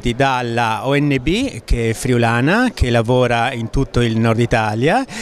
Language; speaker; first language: Italian; native; Italian